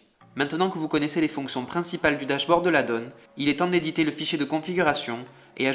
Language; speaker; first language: French; native; French